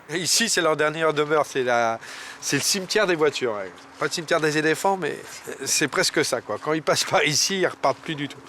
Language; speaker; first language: French; native; French